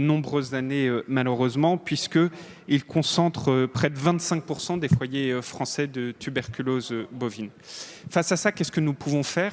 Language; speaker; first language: French; native; French